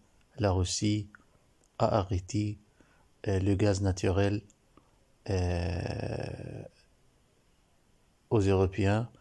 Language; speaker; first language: French; non-native, learner; Arabic